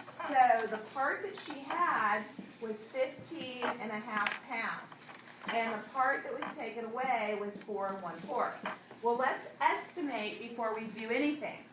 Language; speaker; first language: English; native; English